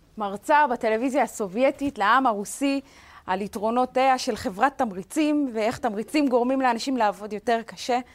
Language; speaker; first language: Hebrew; native; Hebrew